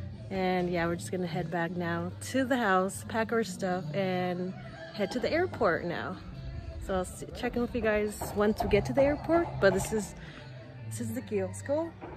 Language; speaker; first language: English; early bilingual, other home language; Spanish